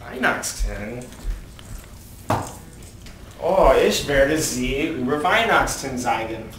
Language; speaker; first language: German; non-native, learner; English